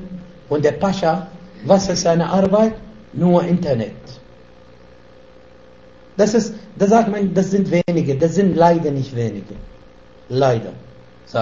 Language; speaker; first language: German; non-native, fluent; Arabic